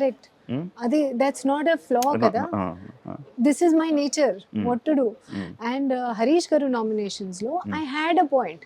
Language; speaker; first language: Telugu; non-native, local second language; Hindi